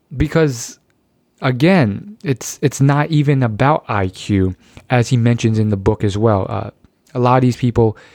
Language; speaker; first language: English; native; English